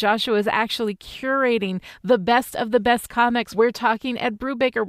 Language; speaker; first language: English; native; English